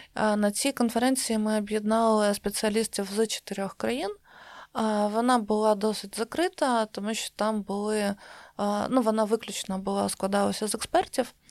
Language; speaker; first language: Ukrainian; non-native, local second language; Russian